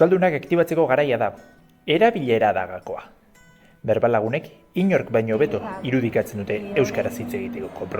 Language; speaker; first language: Basque; native; Basque